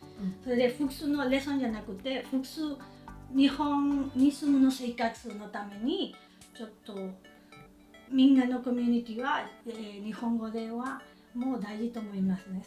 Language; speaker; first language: Japanese; non-native, learner; Spanish